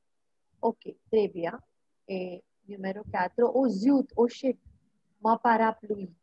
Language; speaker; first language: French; non-native, fluent; Marathi